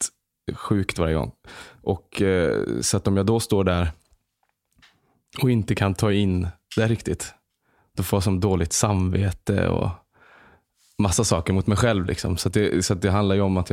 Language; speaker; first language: Swedish; native; Swedish